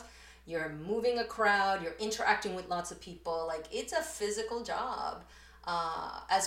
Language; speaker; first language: English; early bilingual, other home language; Spanish